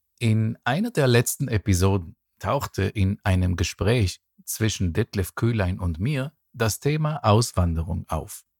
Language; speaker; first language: German; non-native, fluent; Hebrew